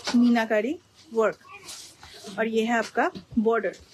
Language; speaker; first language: Hindi; non-native, local second language; Bangla